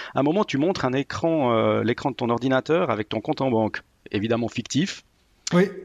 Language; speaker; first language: French; native; French